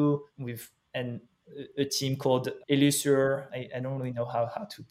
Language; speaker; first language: English; non-native, fluent; French